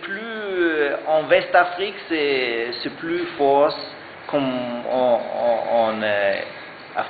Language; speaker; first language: French; non-native, learner; German